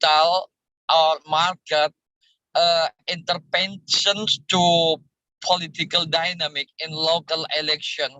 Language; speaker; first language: English; non-native, learner; Indonesian